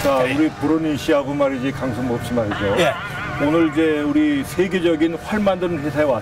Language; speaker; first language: Korean; native; Korean